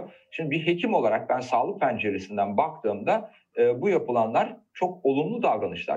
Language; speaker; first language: Turkish; native; Turkish